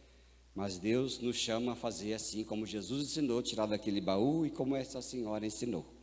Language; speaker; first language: Portuguese; native; Portuguese